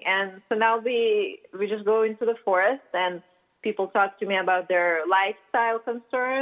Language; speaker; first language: English; non-native, fluent; Russian